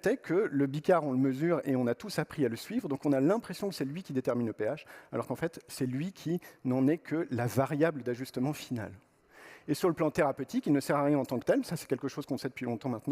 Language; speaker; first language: French; native; French